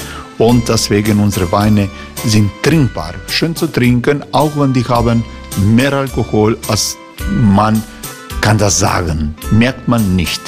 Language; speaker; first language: German; non-native, fluent; Croatian